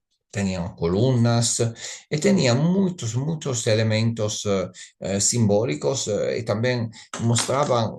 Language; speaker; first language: Spanish; non-native, learner; Italian